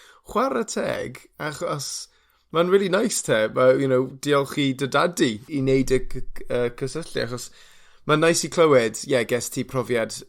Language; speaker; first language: Welsh; non-native, fluent; English